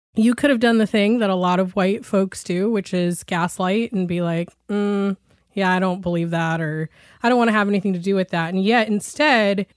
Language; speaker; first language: English; native; English